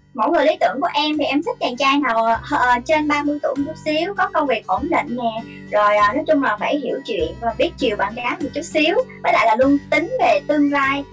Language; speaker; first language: Vietnamese; native; Vietnamese